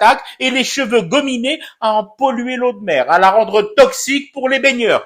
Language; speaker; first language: French; non-native, local second language; Arabic